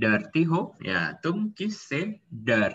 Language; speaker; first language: Hindi; non-native, fluent; Indonesian